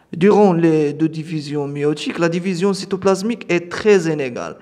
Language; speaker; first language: French; non-native, local second language; Arabic